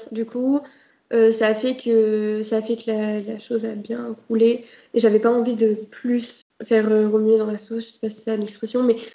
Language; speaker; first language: French; native; French